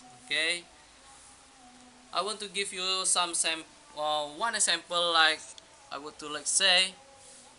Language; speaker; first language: English; non-native, learner; Indonesian